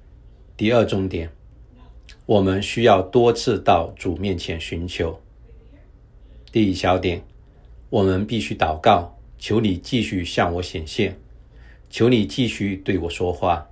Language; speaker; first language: Chinese; native; Chinese